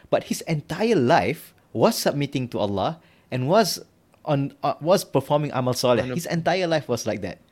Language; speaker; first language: English; non-native, local second language; Malay